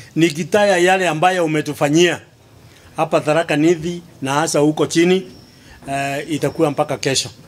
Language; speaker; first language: Swahili; non-native, local second language; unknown